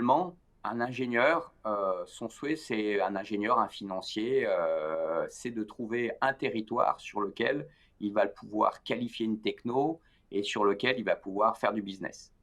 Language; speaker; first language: French; native; French